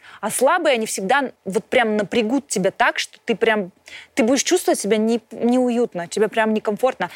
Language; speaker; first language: Russian; native; Russian